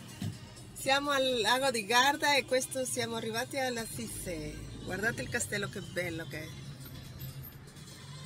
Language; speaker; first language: Italian; non-native, fluent; Spanish